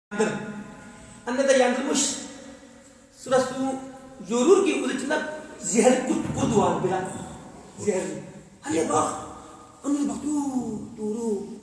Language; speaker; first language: Turkish; non-native, learner; Urdu